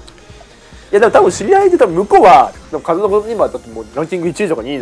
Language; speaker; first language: Japanese; native; Japanese